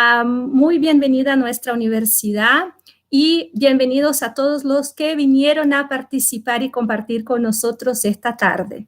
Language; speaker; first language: Spanish; non-native, fluent; Portuguese